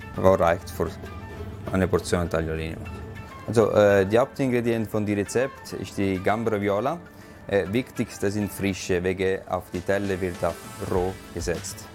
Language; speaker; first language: German; non-native, learner; Italian